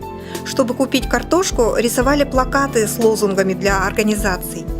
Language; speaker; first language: Russian; native; Russian